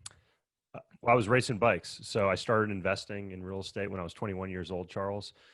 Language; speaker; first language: English; native; English